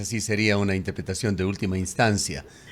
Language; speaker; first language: Spanish; native; Spanish